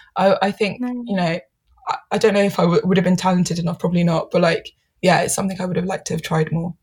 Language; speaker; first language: English; native; English